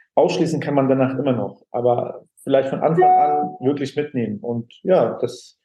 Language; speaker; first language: German; non-native, fluent; Aramaic